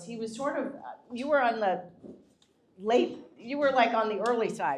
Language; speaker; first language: English; native; English